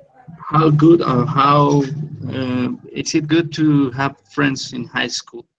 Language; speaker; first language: English; non-native, learner; Spanish